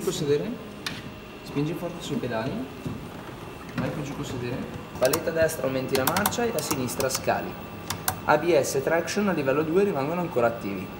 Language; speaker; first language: Italian; native; Italian